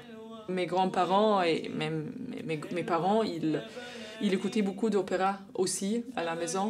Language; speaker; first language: French; non-native, fluent; Arabic